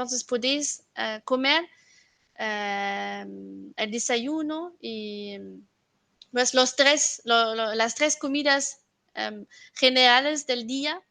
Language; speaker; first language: Spanish; non-native, fluent; French